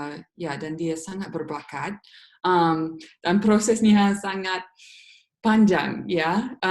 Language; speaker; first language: Indonesian; non-native, fluent; English